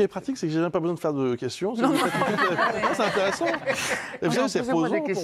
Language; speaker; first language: French; native; French